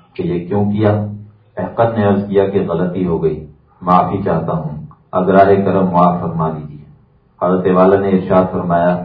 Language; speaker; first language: Urdu; native; Urdu